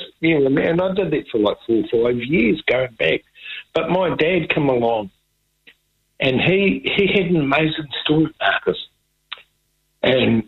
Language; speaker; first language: English; native; English